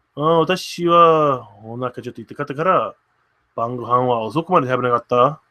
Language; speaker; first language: Japanese; non-native, learner; English